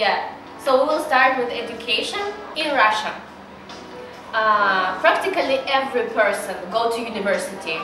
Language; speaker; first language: English; non-native, learner; Russian